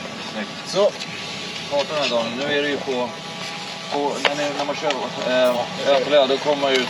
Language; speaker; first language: Swedish; native; Swedish